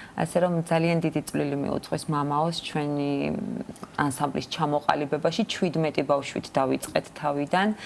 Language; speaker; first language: Georgian; native; Georgian